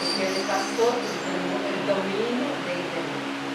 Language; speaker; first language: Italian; non-native, fluent; Portuguese